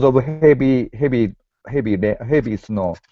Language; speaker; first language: English; non-native, learner; Japanese